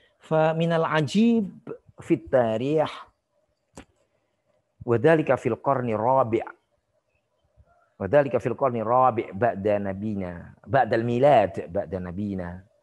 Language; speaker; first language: Arabic; non-native, fluent; Indonesian